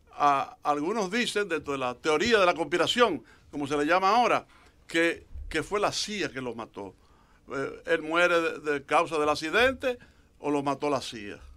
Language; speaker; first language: Spanish; native; Spanish